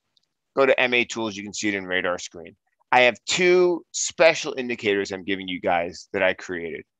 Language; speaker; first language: English; native; English